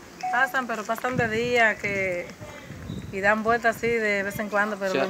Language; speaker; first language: Spanish; native; Spanish